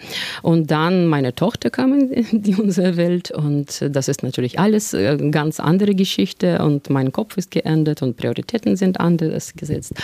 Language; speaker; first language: German; non-native, fluent; Russian